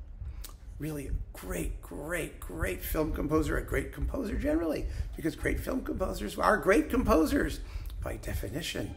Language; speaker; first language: English; native; English